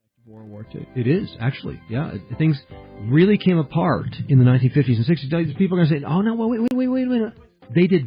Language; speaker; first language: English; early bilingual, heritage; English